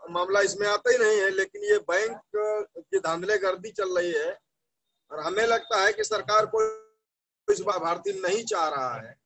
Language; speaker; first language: Hindi; native; Hindi